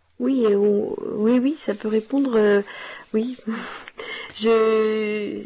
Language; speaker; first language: French; native; French